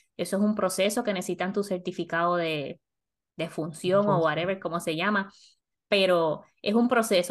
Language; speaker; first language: Spanish; native; Spanish